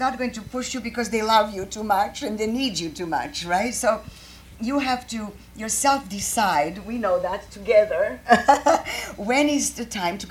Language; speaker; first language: English; non-native, fluent; Croatian